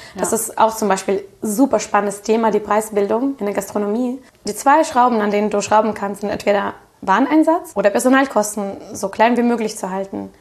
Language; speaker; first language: German; non-native, fluent; Russian